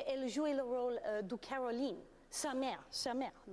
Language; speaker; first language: French; non-native, learner; English